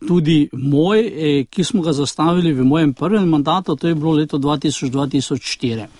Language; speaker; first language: Slovenian; native; Slovenian